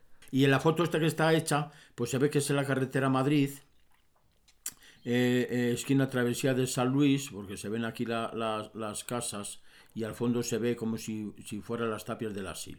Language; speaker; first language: Spanish; native; Spanish